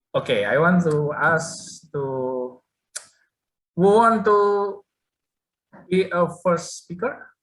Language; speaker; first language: English; non-native, learner; Indonesian